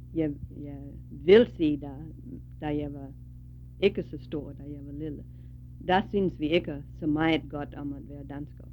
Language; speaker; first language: Danish; early bilingual, heritage; Danish